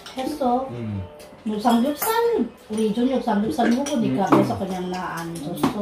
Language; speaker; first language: Korean; non-native, local second language; Filipino